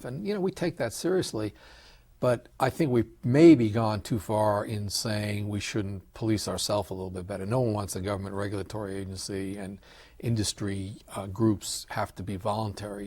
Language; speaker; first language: English; native; English